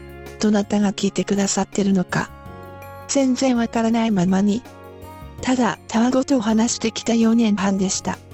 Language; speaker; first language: Japanese; native; Japanese